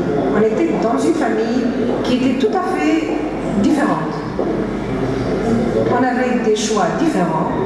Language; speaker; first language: French; early bilingual, heritage; Greek